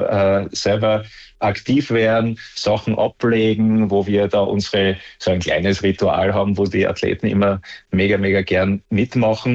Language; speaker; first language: German; native; German